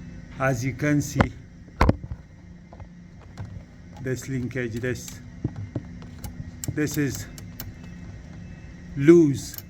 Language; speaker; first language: English; non-native, fluent; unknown